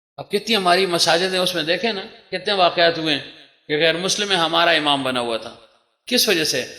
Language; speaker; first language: Urdu; non-native, local second language; Pashto